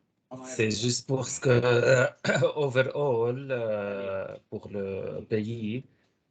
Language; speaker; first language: French; non-native, fluent; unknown